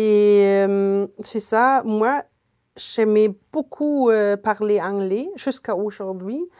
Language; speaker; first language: French; non-native, fluent; German